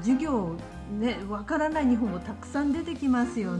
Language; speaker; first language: Japanese; native; Japanese